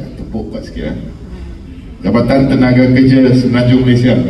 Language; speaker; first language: Malay; non-native, local second language; Chinese